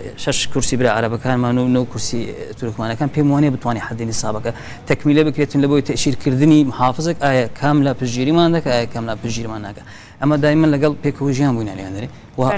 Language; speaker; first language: Central Kurdish; non-native, local second language; Azerbaijani